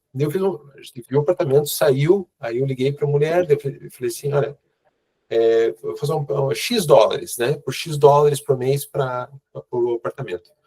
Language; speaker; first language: Portuguese; native; Portuguese